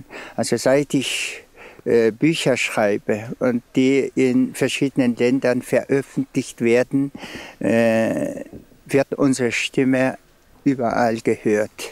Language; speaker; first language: German; non-native, fluent; Tuvinian